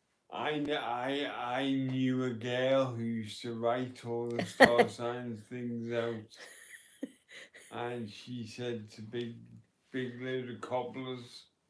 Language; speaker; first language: English; native; English